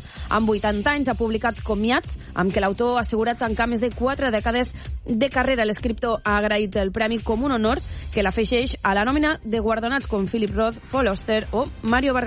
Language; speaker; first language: Catalan; native; Catalan